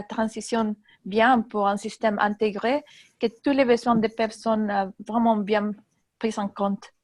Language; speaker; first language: French; non-native, fluent; Spanish